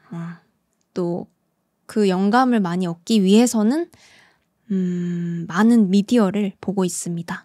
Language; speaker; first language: Korean; native; Korean